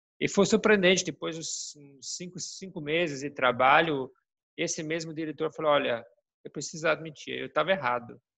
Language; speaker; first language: Portuguese; non-native, fluent; German